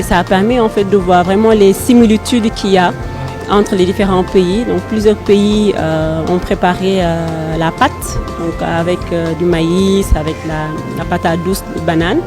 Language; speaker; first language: French; non-native, local second language; Wolof